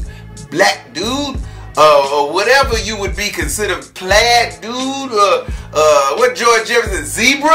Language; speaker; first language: English; native; English